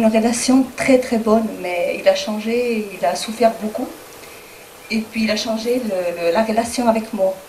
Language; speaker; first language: French; non-native, fluent; Spanish